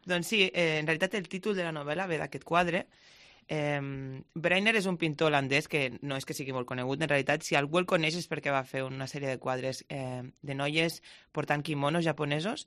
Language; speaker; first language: Catalan; non-native, local second language; Spanish